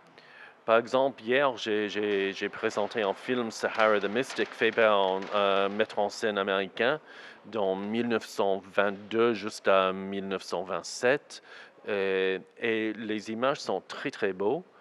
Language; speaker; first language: French; non-native, learner; English